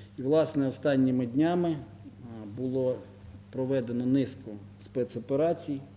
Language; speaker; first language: Ukrainian; native; Ukrainian